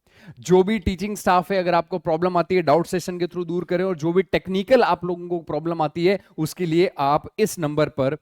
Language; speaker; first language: Hindi; native; Hindi